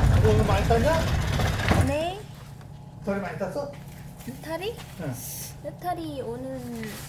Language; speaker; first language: Korean; non-native, fluent; Vietnamese